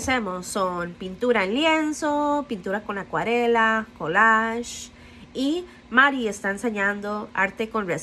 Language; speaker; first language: Spanish; non-native, fluent; English